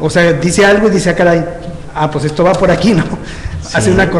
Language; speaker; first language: Spanish; native; Spanish